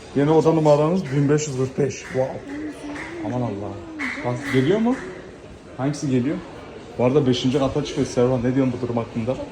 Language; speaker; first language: Turkish; early bilingual, heritage; Turkish